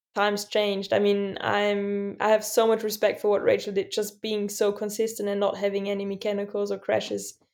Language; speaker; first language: English; non-native, fluent; German